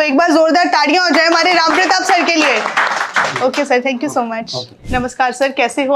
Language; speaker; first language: Hindi; native; Hindi